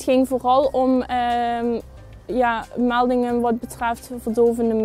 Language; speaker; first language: Dutch; native; Dutch